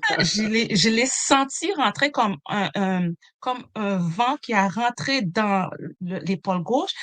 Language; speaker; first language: French; non-native, local second language; Haitian Creole